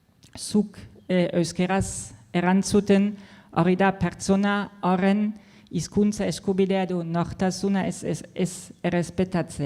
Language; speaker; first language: Basque; non-native, fluent; German